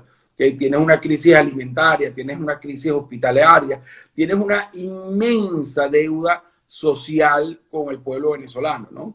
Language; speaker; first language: Spanish; native; Spanish